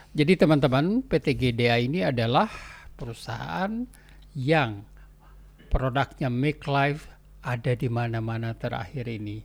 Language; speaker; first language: Indonesian; native; Indonesian